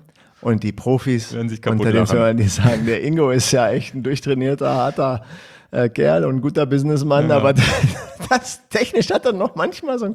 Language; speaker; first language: German; native; German